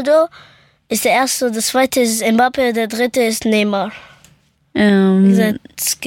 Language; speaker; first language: German; early bilingual, other home language; Persian